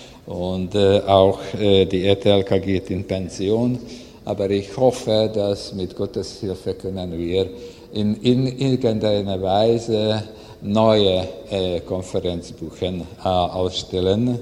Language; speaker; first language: German; non-native, learner; Hungarian